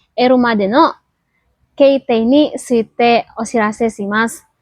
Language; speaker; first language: Japanese; non-native, learner; Indonesian